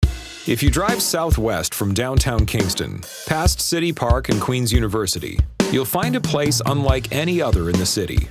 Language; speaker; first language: English; native; English